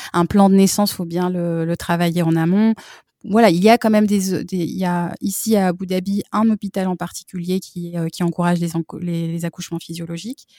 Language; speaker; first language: French; native; French